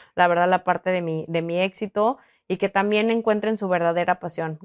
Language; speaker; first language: Spanish; native; Spanish